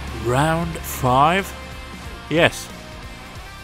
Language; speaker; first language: English; native; English